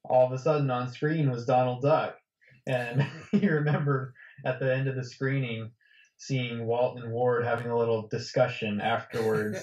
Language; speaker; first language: English; native; English